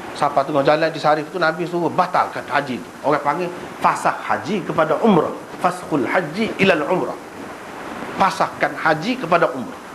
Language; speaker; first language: Malay; native; Malay